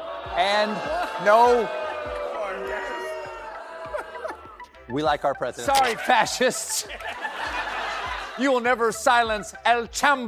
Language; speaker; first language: English; native; English